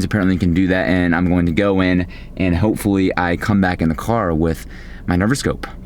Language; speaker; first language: English; native; English